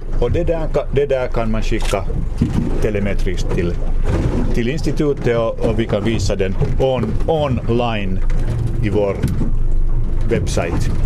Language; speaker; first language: Swedish; non-native, local second language; Finnish